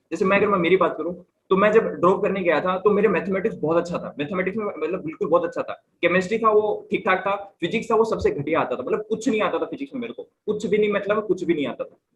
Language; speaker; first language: Hindi; native; Hindi